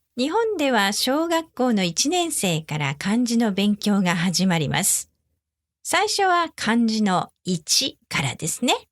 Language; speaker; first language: Japanese; native; Japanese